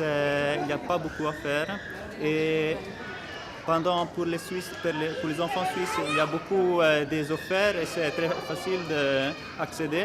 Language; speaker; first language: French; non-native, fluent; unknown